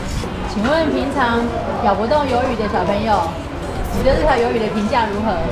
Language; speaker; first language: Chinese; native; Chinese